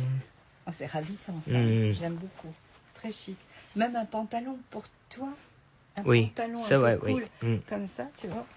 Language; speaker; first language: French; native; French